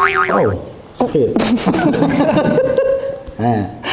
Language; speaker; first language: Indonesian; native; Indonesian